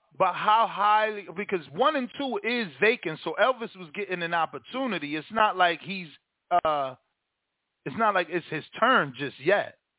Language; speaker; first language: English; early bilingual, other home language; Spanish